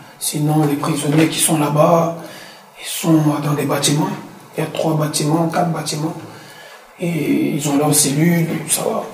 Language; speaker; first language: French; early bilingual, other home language; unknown